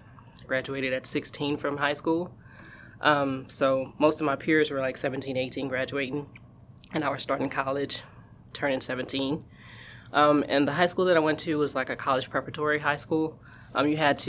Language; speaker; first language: English; native; English